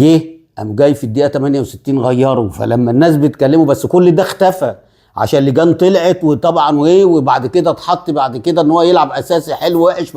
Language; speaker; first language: Arabic; native; Arabic